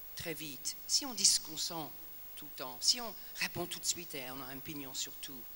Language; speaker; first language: French; non-native, fluent; English